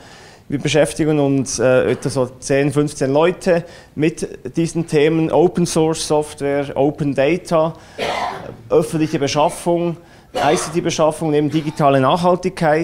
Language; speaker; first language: German; native; German